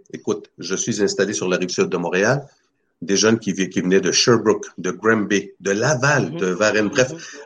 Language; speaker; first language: French; non-native, fluent; Spanish